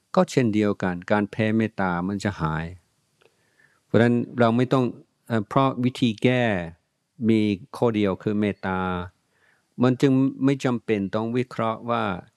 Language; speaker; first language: Thai; non-native, fluent; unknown